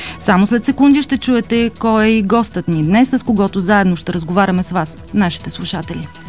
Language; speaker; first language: Bulgarian; native; Bulgarian